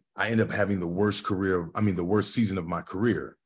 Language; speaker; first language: English; native; English